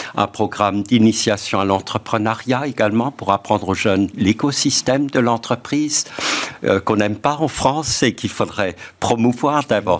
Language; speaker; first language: French; native; French